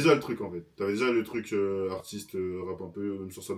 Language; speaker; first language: French; native; French